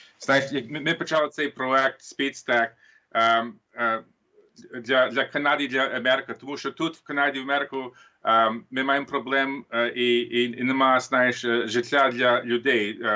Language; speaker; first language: Ukrainian; early bilingual, heritage; Ukrainian